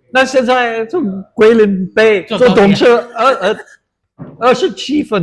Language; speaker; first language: Chinese; non-native, fluent; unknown